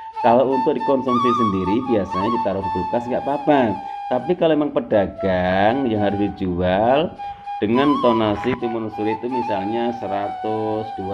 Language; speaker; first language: Indonesian; native; Indonesian